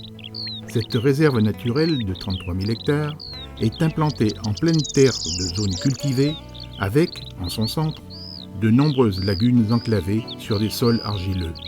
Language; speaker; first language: French; native; French